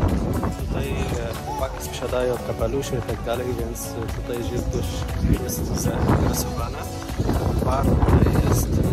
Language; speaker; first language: Polish; non-native, learner; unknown